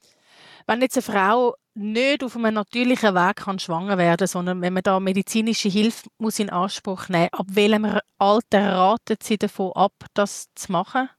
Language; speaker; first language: German; native; German